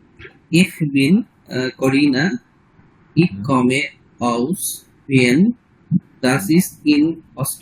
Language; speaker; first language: German; non-native, learner; Bangla